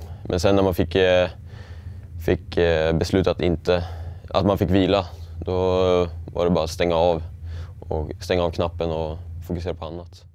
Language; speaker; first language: Swedish; native; Swedish